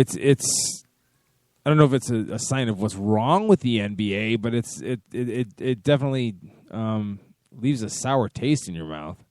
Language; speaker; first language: English; native; English